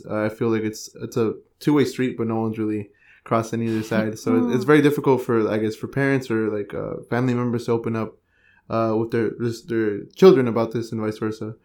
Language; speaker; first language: English; native; English